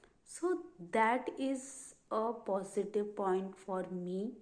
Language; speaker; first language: English; non-native, learner; Hindi